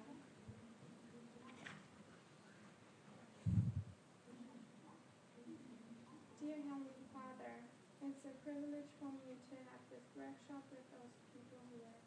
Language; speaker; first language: English; non-native, fluent; German